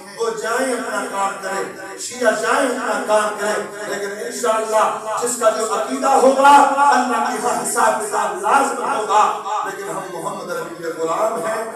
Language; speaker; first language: Urdu; non-native, local second language; Sindhi